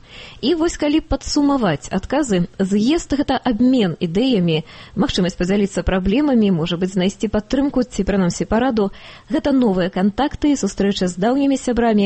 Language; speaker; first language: Belarusian; native; Belarusian